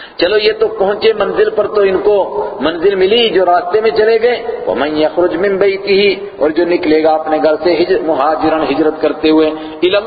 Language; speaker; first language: Urdu; non-native, local second language; Punjabi